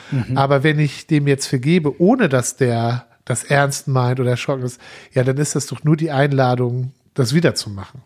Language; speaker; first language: German; native; German